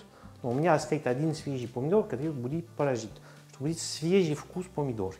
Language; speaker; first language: Russian; non-native, learner; French